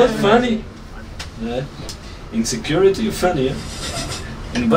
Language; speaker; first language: English; non-native, learner; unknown